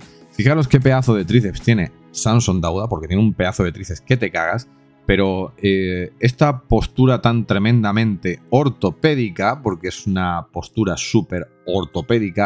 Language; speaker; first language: Spanish; native; Spanish